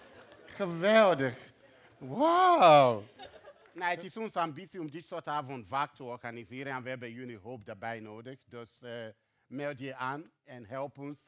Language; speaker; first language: Dutch; non-native, fluent; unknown